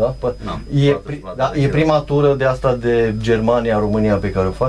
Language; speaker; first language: Romanian; native; Romanian